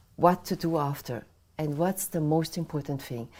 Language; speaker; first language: English; non-native, fluent; Swiss German